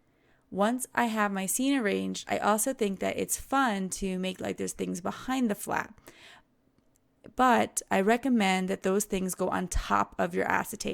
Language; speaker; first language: English; native; English